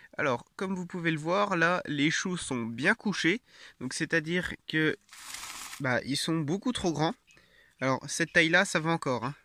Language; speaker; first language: French; native; French